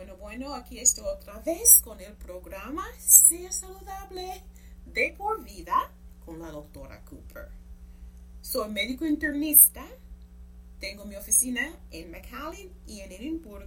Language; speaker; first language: Spanish; non-native, fluent; English